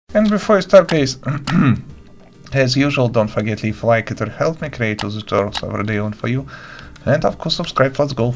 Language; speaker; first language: English; non-native, learner; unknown